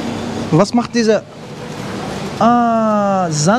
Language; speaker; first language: German; non-native, learner; Arabic